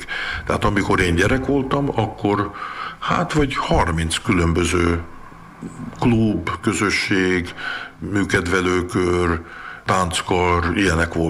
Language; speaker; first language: Hungarian; early bilingual, heritage; Hungarian